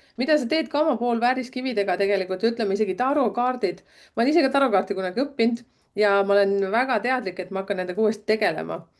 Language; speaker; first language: Estonian; native; Estonian